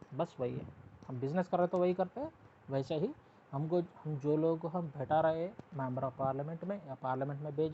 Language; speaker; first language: Hindi; non-native, local second language; Telugu